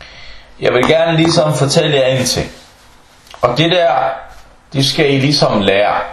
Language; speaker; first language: Danish; early bilingual, other home language; Arabic